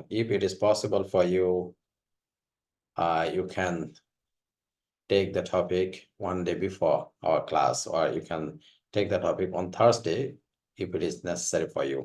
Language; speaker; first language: English; non-native, fluent; Bangla